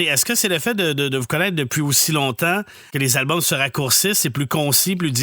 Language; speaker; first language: French; native; French